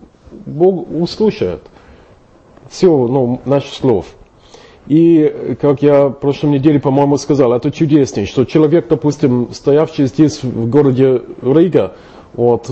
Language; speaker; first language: Russian; non-native, fluent; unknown